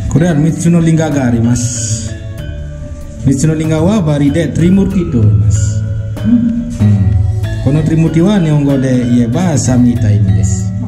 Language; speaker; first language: Japanese; non-native, fluent; Indonesian